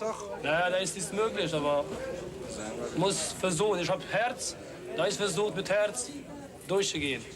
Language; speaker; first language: German; non-native, learner; Albanian